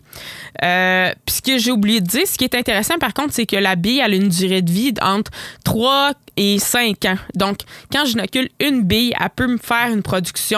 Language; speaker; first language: French; native; French